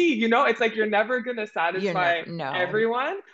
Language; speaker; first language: English; native; English